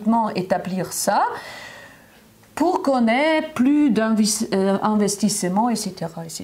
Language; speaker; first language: French; non-native, fluent; German